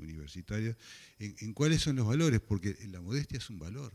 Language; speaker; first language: Spanish; native; Spanish